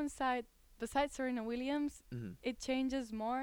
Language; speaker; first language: English; non-native, fluent; Spanish